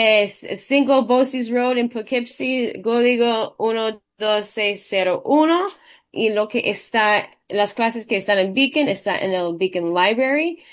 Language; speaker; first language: Spanish; early bilingual, heritage; Spanish